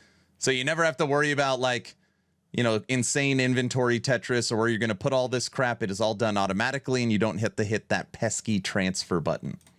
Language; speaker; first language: English; native; English